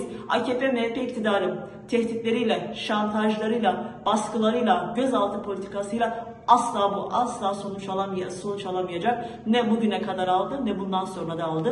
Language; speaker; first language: Turkish; native; Turkish